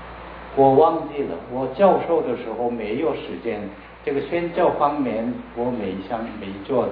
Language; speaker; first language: Chinese; non-native, learner; Korean